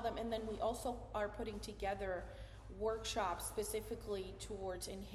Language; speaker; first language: English; non-native, fluent; Spanish